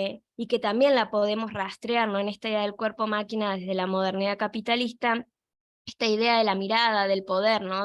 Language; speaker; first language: Spanish; native; Spanish